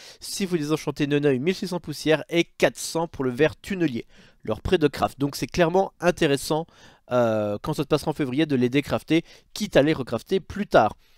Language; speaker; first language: French; native; French